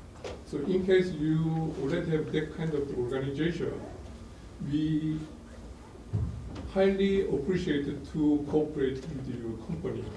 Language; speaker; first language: English; non-native, learner; Korean